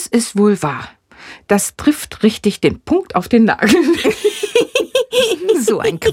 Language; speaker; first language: German; native; German